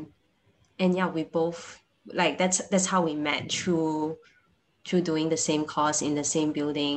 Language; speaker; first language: English; non-native, local second language; Chinese